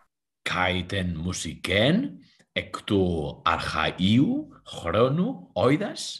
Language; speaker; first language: Greek; non-native, learner; German